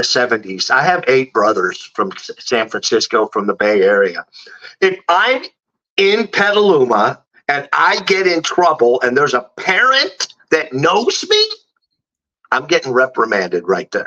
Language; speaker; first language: English; native; English